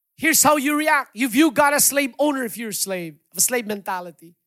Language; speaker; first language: English; non-native, local second language; Hiligaynon